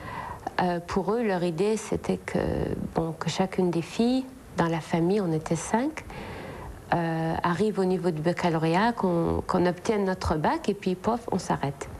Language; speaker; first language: French; non-native, local second language; Arabic